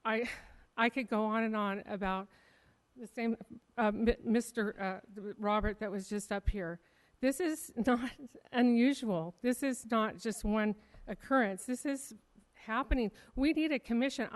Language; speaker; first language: English; native; English